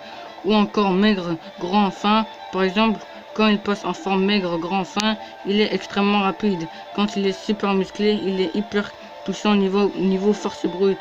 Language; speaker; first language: French; native; French